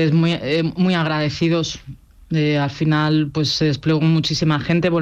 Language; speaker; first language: Spanish; native; Spanish